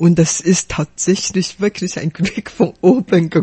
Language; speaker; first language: German; non-native, fluent; Chinese